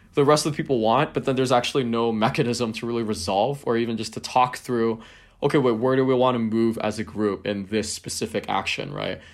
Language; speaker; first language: English; non-native, local second language; Cantonese